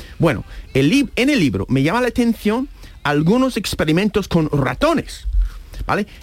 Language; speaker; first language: Spanish; non-native, fluent; English